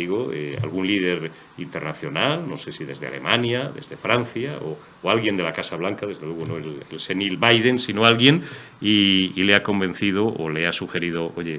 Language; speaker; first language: Spanish; native; Spanish